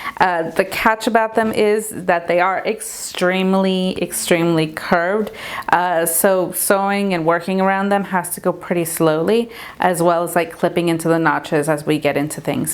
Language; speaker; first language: English; native; English